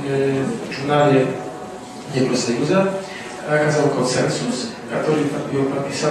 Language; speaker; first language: Russian; non-native, fluent; Polish